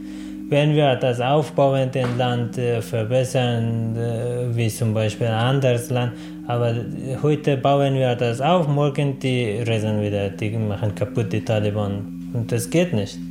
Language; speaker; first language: German; non-native, learner; Persian